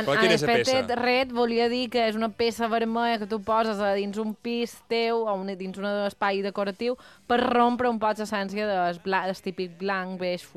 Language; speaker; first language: Catalan; native; Catalan